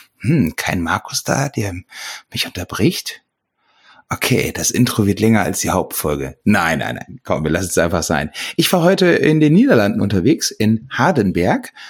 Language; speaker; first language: German; native; German